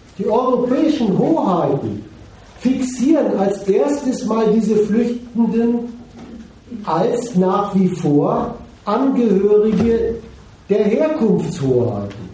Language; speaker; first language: German; native; German